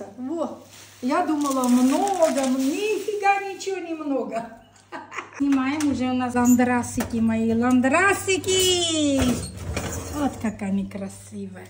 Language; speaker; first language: Russian; non-native, local second language; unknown